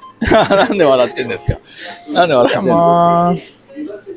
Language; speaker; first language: Japanese; native; Japanese